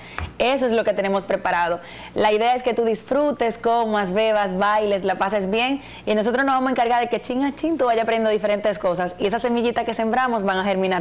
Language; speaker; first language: Spanish; native; Spanish